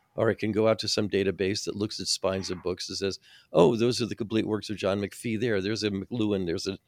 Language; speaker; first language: English; native; English